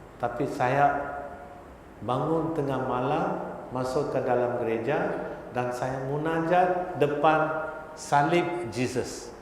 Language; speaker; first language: Malay; non-native, local second language; Tamil